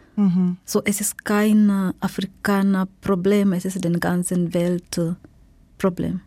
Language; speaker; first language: German; non-native, fluent; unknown